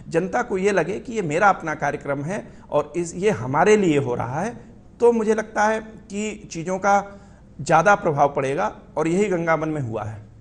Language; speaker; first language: Hindi; native; Hindi